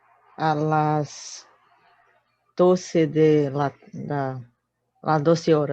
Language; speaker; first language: Spanish; non-native, learner; Portuguese